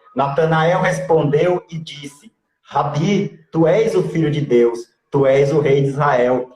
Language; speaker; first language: Portuguese; native; Portuguese